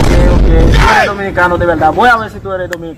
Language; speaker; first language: Spanish; non-native, fluent; Haitian Creole